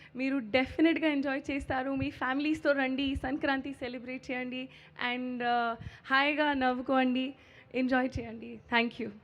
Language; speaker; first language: Telugu; non-native, learner; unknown